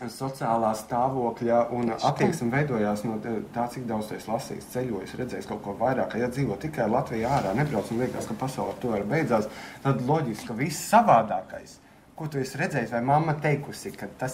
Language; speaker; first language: Latvian; native; Latvian